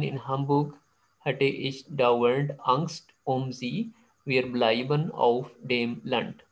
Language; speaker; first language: German; non-native, fluent; Urdu